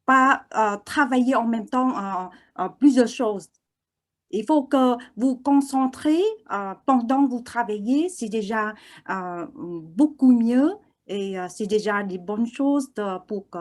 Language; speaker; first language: French; non-native, fluent; Vietnamese